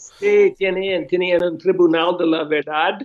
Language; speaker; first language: Spanish; non-native, fluent; English